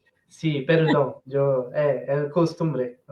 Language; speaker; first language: Spanish; non-native, learner; Portuguese